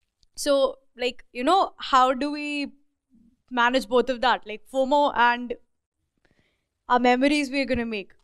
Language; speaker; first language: English; non-native, local second language; Hindi